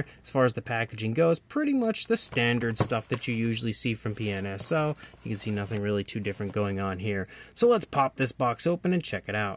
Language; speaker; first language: English; native; English